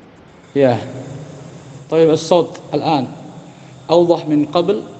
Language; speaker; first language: Arabic; non-native, fluent; Indonesian